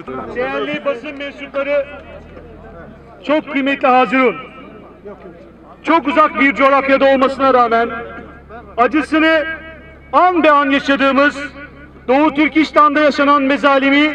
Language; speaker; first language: Turkish; native; Turkish